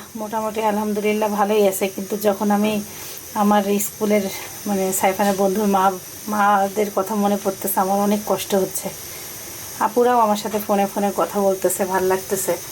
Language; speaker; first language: Bangla; native; Bangla